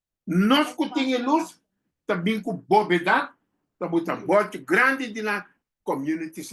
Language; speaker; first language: Portuguese; non-native, learner; Papiamento